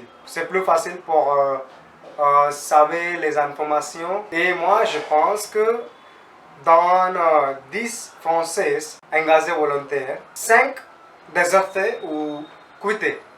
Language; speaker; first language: French; non-native, learner; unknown